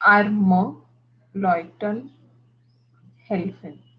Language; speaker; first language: German; non-native, learner; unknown